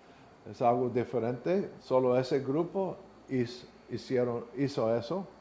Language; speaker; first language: Spanish; non-native, learner; English